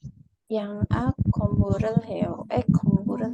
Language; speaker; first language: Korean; non-native, learner; Indonesian